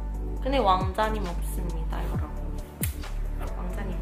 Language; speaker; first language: Korean; non-native, fluent; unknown